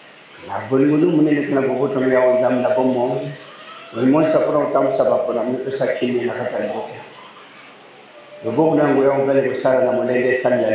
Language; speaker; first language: Portuguese; non-native, learner; Lingala